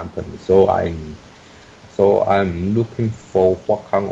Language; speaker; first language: English; non-native, learner; Chinese